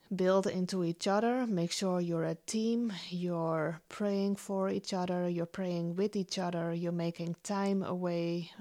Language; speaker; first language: English; non-native, fluent; Dutch